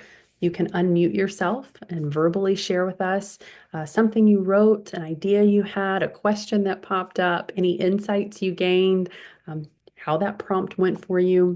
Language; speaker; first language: English; native; English